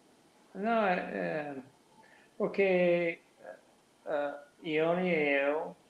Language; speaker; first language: Portuguese; non-native, learner; English